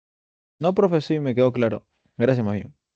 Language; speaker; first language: Spanish; native; Spanish